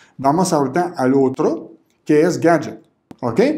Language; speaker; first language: Spanish; non-native, fluent; French